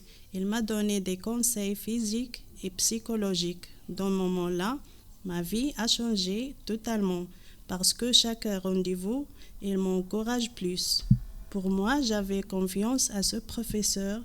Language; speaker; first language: French; non-native, learner; Arabic